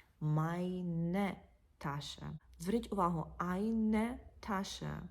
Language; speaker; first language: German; non-native, fluent; Ukrainian